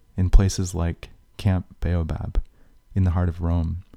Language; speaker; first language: English; native; English